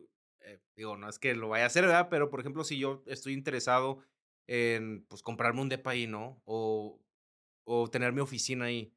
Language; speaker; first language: Spanish; native; Spanish